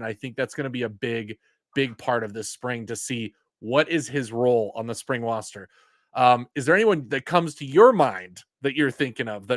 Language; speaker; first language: English; native; English